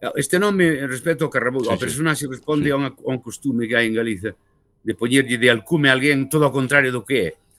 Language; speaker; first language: Galician; native; Galician